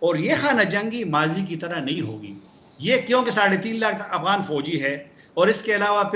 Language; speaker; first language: Hindi; non-native, local second language; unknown